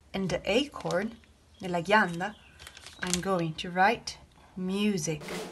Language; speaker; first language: English; non-native, fluent; Italian